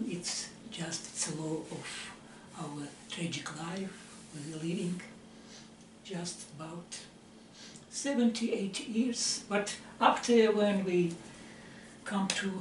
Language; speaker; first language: English; non-native, learner; Russian